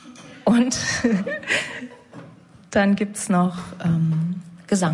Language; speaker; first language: German; native; German